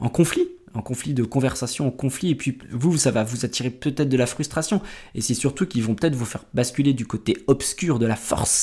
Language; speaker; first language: French; native; French